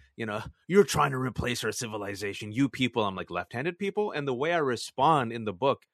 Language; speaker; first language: English; early bilingual, other home language; Urdu